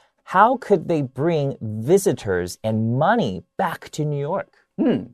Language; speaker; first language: English; early bilingual, other home language; Chinese